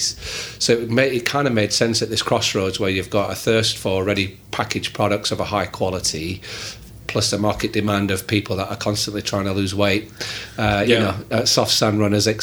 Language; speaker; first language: English; native; English